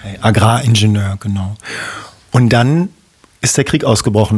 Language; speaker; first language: German; native; German